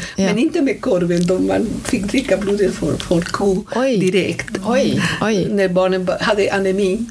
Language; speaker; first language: Swedish; non-native, fluent; Spanish